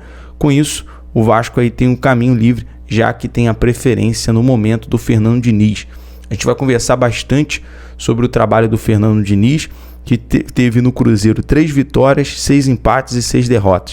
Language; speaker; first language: Portuguese; native; Portuguese